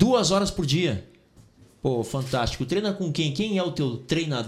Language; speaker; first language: Portuguese; native; Portuguese